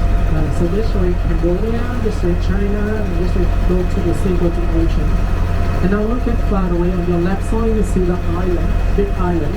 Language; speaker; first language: English; non-native, learner; Vietnamese